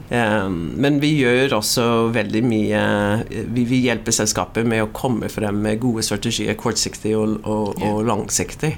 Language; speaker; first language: Norwegian; non-native, fluent; English